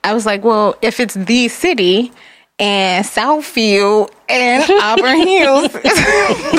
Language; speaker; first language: English; early bilingual, other home language; Jamaican Creole English